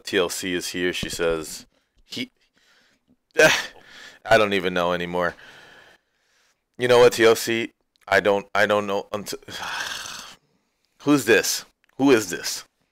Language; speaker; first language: English; native; English